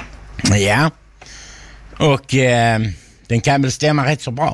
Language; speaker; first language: Swedish; native; Swedish